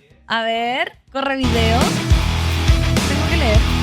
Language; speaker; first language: Spanish; native; Spanish